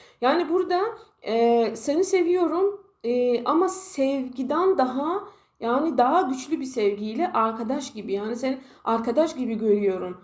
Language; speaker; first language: Turkish; non-native, fluent; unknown